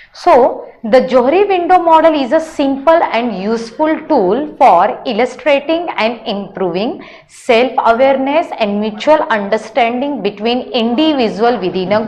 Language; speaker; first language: English; non-native, local second language; Hindi